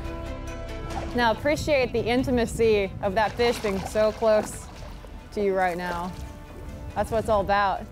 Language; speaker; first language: English; native; English